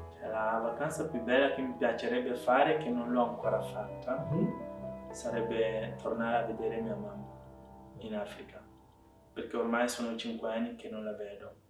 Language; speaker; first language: Italian; non-native, fluent; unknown